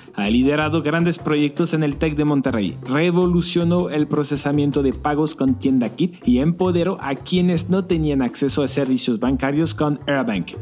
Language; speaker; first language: Spanish; non-native, fluent; French